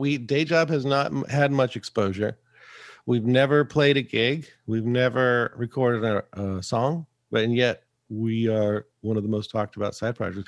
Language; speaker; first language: English; native; English